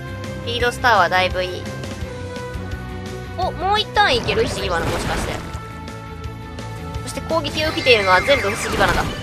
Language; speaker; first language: Japanese; native; Japanese